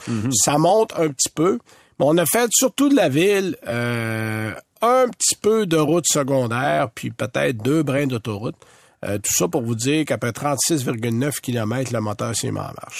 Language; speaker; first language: French; native; French